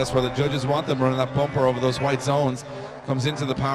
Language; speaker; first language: English; native; English